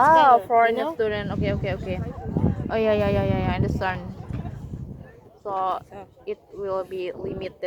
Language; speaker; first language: English; non-native, learner; Indonesian